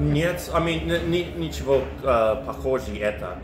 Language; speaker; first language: Russian; non-native, learner; English